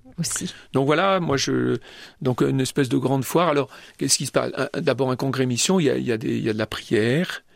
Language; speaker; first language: French; native; French